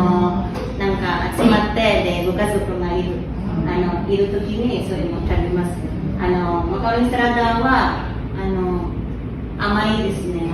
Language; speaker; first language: Japanese; non-native, fluent; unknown